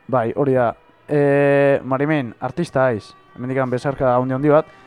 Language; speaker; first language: Basque; native; Basque